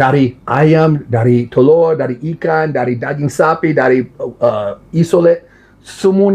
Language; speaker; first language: Indonesian; non-native, learner; English